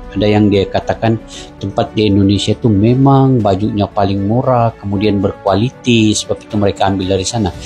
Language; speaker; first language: Malay; native; Malay